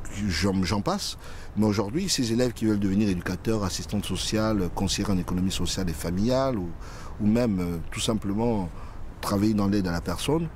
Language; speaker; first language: French; native; French